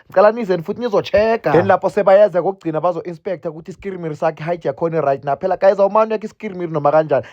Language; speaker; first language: Zulu; non-native, local second language; South Ndebele